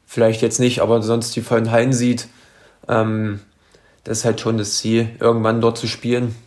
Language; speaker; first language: German; native; German